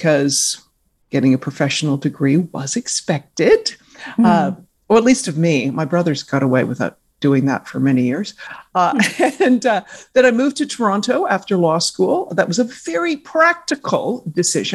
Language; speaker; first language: English; native; English